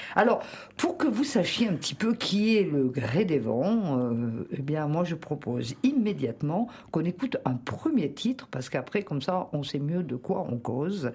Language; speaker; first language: French; native; French